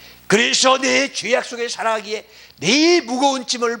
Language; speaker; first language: Korean; native; Korean